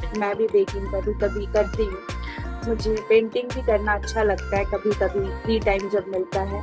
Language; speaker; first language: Hindi; native; Hindi